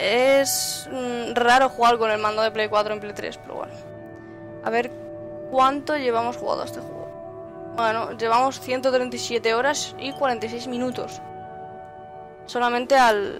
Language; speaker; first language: Spanish; native; Spanish